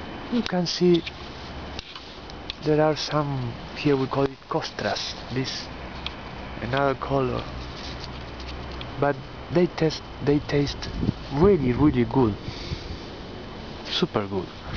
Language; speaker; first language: English; non-native, learner; Spanish